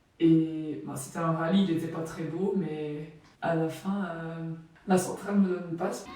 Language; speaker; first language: French; non-native, local second language; Dutch